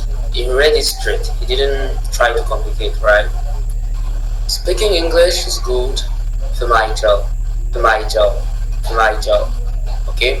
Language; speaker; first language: English; non-native, fluent; French